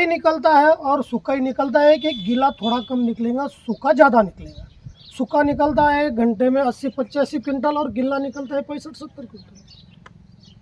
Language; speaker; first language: Hindi; non-native, local second language; Marathi